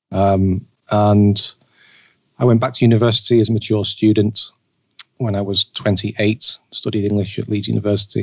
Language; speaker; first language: English; native; English